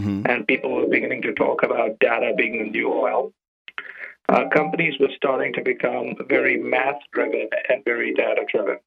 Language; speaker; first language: English; non-native, local second language; Gujarati